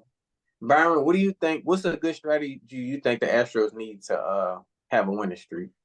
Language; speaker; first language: English; native; English